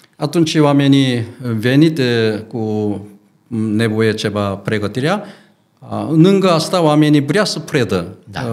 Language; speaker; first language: Romanian; non-native, learner; Korean